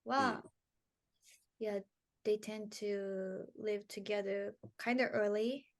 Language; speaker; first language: English; non-native, learner; Japanese